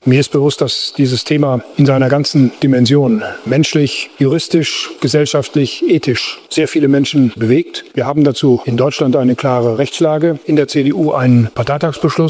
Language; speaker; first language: German; native; German